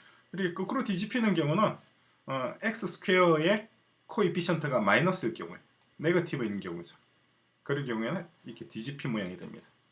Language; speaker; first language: Korean; native; Korean